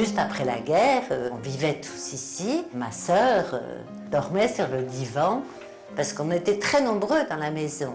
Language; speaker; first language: French; native; French